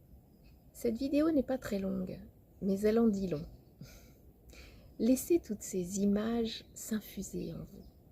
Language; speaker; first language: French; native; French